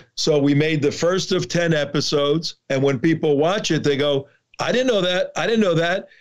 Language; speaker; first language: English; native; English